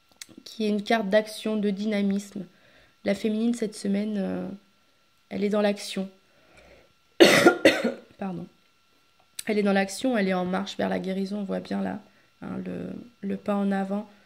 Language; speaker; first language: French; native; French